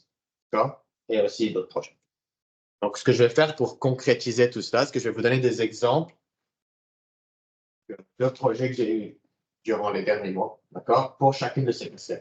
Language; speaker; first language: French; native; French